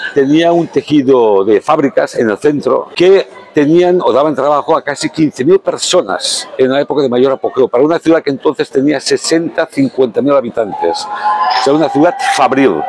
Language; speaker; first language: Spanish; native; Spanish